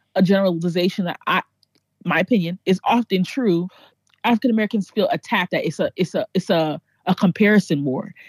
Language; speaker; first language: English; native; English